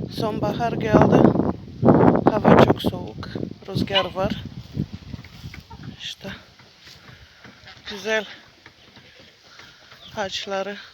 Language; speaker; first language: Turkish; non-native, learner; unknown